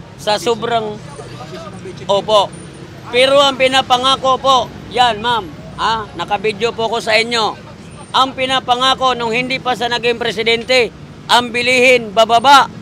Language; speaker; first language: Filipino; native; Filipino